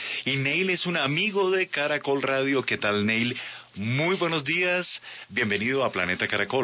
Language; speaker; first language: Spanish; native; Spanish